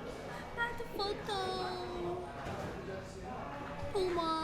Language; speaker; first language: French; non-native, learner; Chinese